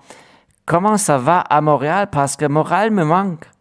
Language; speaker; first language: French; non-native, learner; German